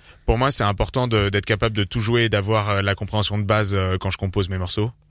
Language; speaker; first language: French; native; French